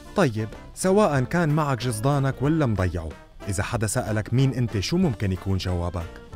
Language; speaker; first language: Arabic; native; Arabic